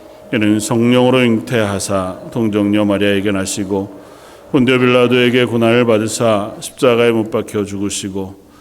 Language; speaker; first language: Korean; native; Korean